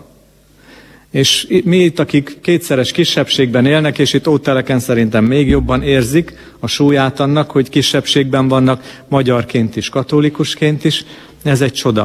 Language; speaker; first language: Hungarian; native; Hungarian